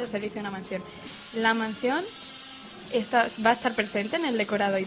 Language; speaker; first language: Spanish; native; Spanish